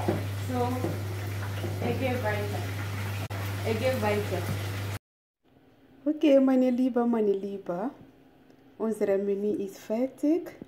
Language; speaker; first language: German; non-native, learner; French